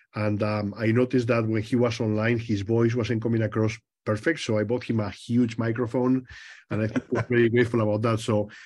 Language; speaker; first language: English; non-native, fluent; Spanish